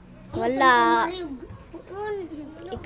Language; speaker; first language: Filipino; non-native, local second language; Cebuano